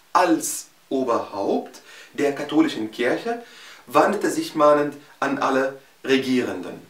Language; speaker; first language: German; non-native, fluent; Arabic